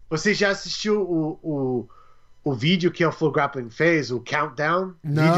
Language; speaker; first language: Portuguese; non-native, learner; English